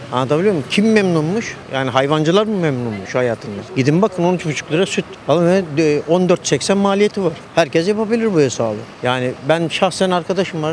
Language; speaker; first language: Turkish; native; Turkish